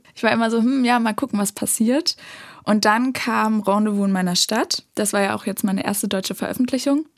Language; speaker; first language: German; native; German